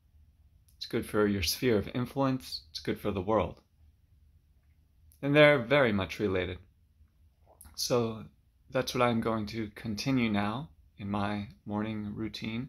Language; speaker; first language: English; native; English